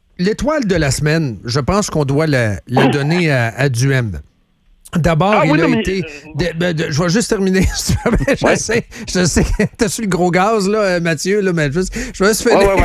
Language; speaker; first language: French; native; French